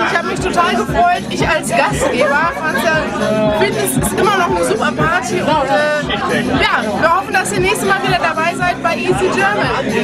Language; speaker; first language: German; native; German